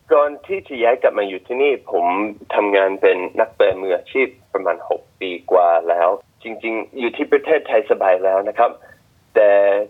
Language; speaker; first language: Thai; non-native, fluent; English